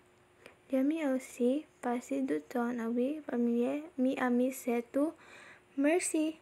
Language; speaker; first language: French; non-native, learner; Filipino